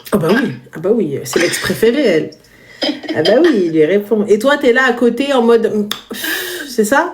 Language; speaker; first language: French; native; French